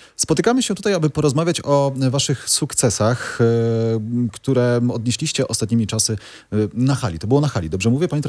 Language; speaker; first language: Polish; native; Polish